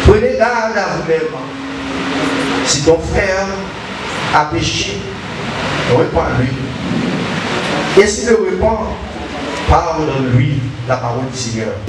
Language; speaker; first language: French; non-native, learner; Haitian Creole